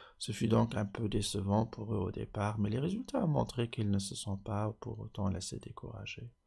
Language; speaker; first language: French; non-native, local second language; Luxembourgish